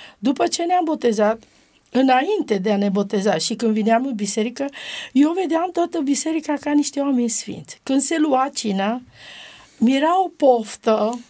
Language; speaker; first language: Romanian; non-native, local second language; Romany